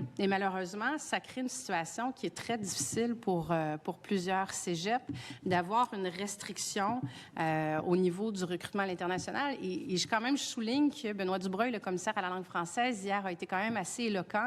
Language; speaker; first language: French; native; French